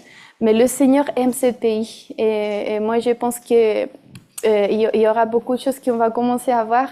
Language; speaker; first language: French; non-native, fluent; Spanish